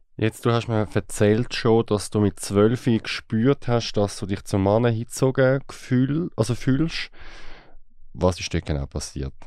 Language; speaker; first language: German; native; German